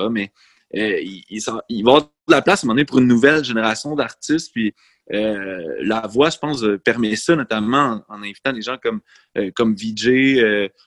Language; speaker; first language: French; native; French